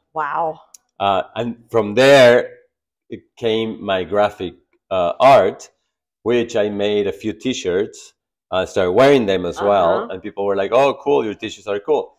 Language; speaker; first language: English; non-native, fluent; Spanish